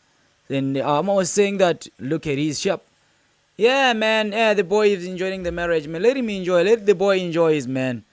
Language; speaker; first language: English; non-native, local second language; Zulu